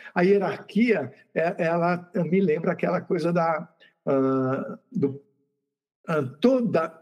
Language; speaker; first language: Portuguese; native; Portuguese